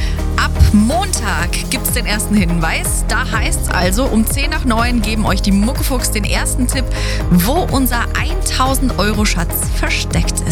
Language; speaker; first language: German; native; German